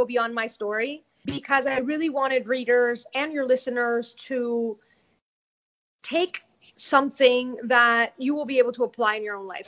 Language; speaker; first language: English; non-native, fluent; Spanish